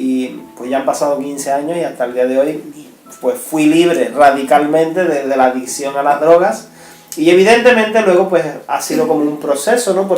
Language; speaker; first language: Spanish; native; Spanish